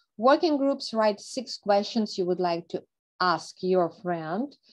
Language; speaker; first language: English; non-native, fluent; Ukrainian